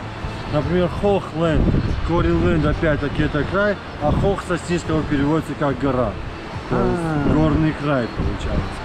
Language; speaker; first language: Russian; native; Russian